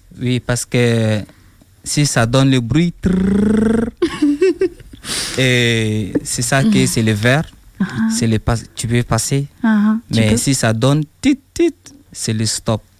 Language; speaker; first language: French; non-native, learner; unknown